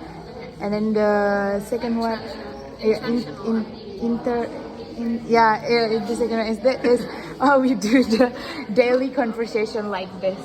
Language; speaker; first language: English; non-native, learner; Indonesian